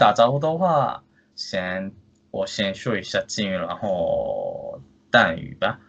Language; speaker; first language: Chinese; non-native, fluent; Korean